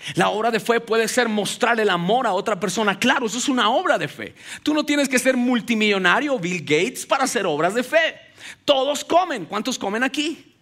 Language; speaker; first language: Spanish; native; Spanish